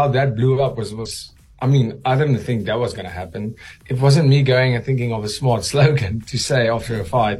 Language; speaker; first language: English; non-native, local second language; Afrikaans